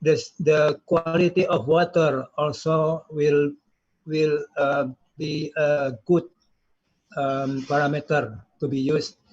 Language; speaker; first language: English; non-native, learner; Indonesian